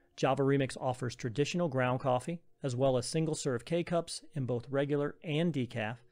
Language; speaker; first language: English; native; English